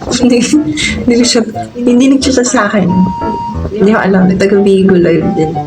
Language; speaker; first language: Filipino; native; Filipino